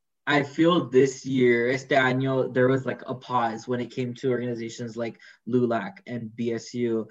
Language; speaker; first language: English; early bilingual, other home language; Spanish